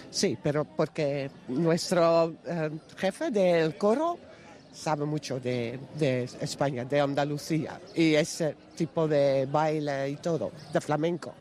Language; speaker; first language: Spanish; non-native, learner; Dutch